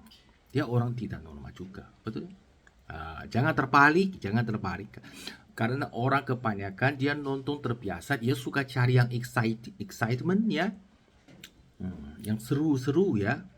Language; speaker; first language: Indonesian; non-native, learner; Chinese